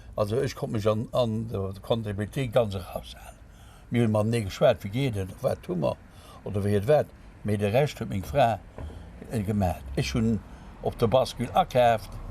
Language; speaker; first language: Luxembourgish; native; Luxembourgish